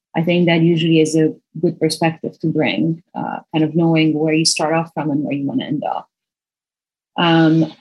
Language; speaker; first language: English; non-native, fluent; Arabic